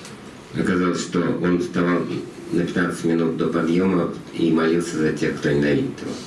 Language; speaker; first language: Russian; native; Russian